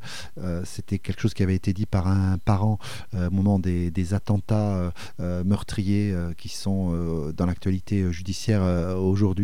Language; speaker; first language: French; native; French